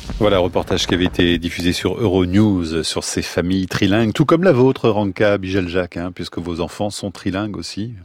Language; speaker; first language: French; native; French